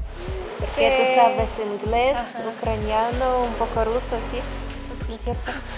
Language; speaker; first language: Spanish; non-native, learner; Ukrainian